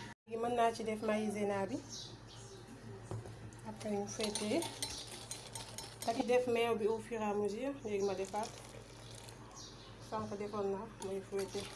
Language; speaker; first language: French; non-native, local second language; Wolof